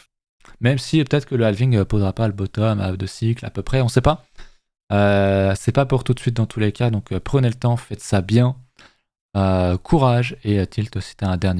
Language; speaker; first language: French; native; French